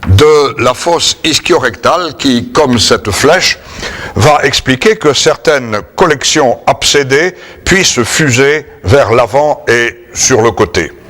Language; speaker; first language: French; native; French